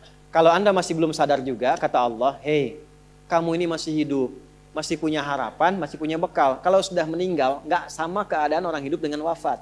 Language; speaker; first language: Indonesian; native; Indonesian